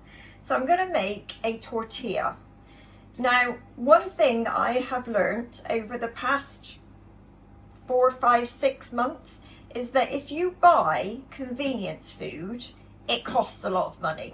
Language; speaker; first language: English; native; English